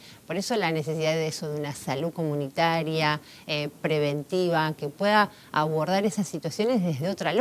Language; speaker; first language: Spanish; native; Spanish